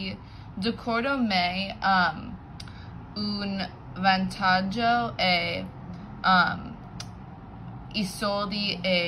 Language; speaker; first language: Italian; non-native, learner; English